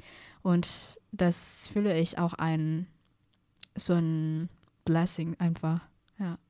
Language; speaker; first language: German; non-native, fluent; Indonesian